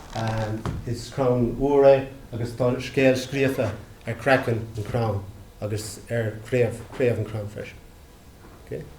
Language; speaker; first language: Irish; non-native, local second language; English